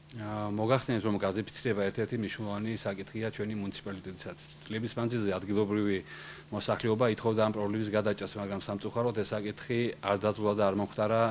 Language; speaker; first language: Georgian; native; Georgian